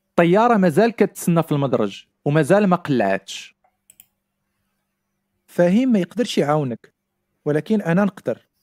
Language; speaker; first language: Arabic; non-native, learner; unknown